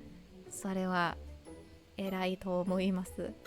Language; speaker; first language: Japanese; non-native, learner; English